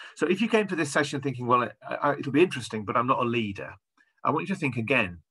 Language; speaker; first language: English; native; English